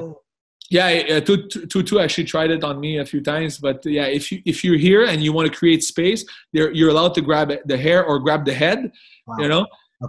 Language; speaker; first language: English; non-native, fluent; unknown